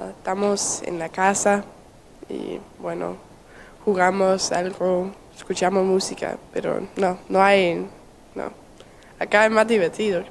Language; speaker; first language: Spanish; non-native, learner; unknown